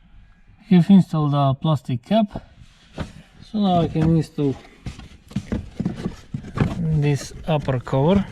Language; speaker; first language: English; non-native, fluent; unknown